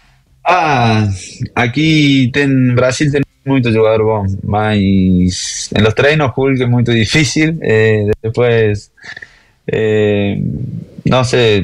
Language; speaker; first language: Portuguese; non-native, learner; Spanish